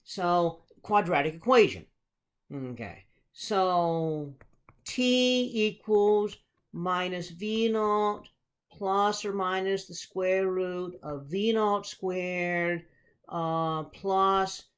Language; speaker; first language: English; native; English